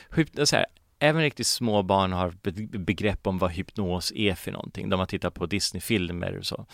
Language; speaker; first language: Swedish; early bilingual, other home language; Polish